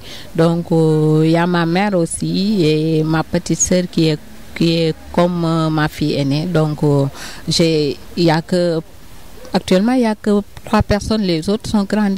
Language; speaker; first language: French; non-native, local second language; Wolof